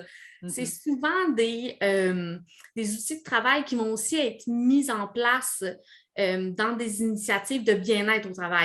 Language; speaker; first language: French; native; French